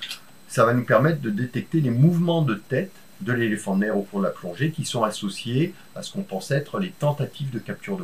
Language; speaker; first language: French; native; French